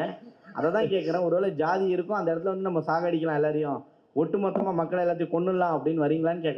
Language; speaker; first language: Tamil; native; Tamil